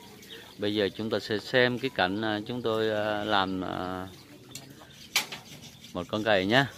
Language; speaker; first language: Vietnamese; non-native, local second language; Jarai